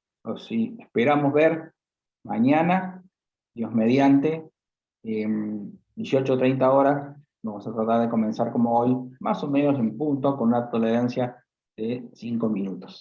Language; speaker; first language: Spanish; native; Spanish